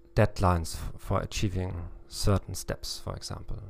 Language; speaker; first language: English; non-native, fluent; German